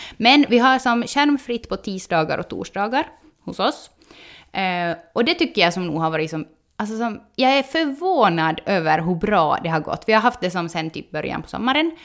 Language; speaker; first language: Swedish; native; Swedish